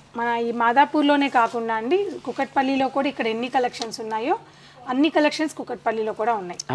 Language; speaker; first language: Telugu; native; Telugu